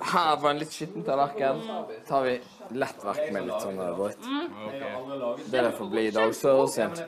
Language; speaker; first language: Norwegian; native; Norwegian